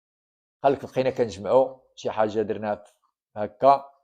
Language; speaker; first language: Arabic; native; Arabic